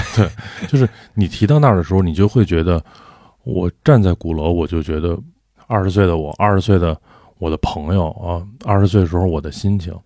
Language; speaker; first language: Chinese; native; Chinese